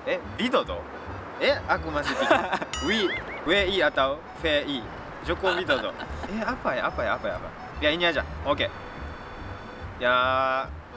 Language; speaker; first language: Indonesian; non-native, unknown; Japanese